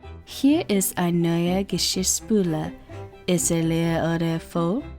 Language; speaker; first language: German; non-native, fluent; English